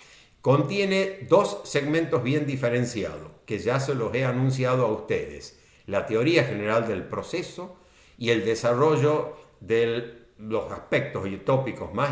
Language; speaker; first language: Spanish; native; Spanish